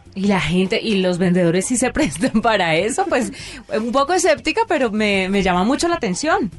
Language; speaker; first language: Spanish; native; Spanish